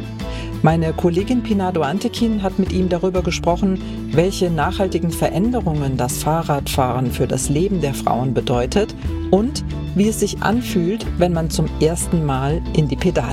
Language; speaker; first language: German; native; German